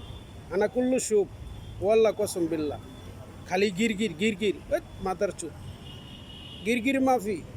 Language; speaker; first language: Hindi; non-native, learner; Bangla